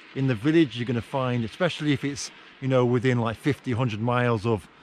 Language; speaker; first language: English; native; English